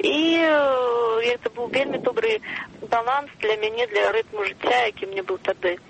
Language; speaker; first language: Belarusian; non-native, local second language; Russian